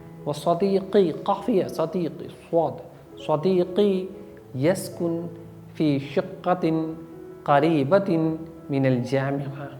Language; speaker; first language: Arabic; non-native, fluent; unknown